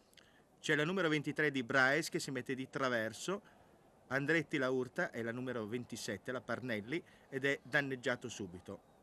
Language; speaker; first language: Italian; native; Italian